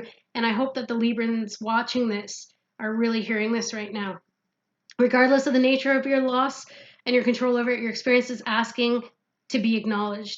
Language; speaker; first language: English; native; English